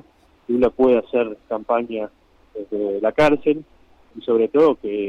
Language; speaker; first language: Spanish; native; Spanish